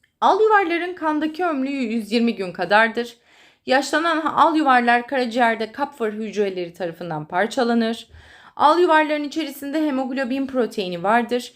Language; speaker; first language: Turkish; native; Turkish